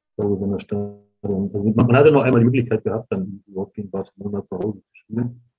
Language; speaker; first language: German; native; German